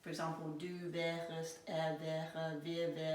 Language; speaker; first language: German; non-native, fluent; English